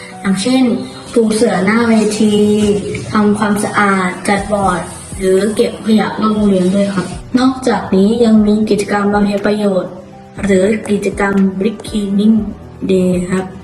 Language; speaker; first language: Thai; native; Thai